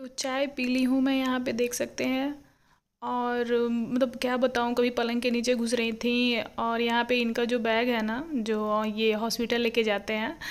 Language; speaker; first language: Hindi; native; Hindi